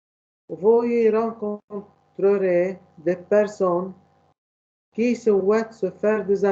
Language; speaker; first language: French; non-native, learner; Arabic